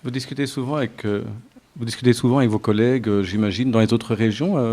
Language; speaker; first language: French; native; French